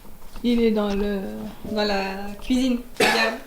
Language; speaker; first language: French; native; French